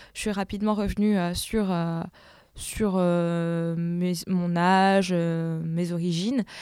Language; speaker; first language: French; native; French